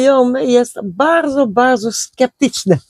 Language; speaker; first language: Polish; non-native, learner; Dutch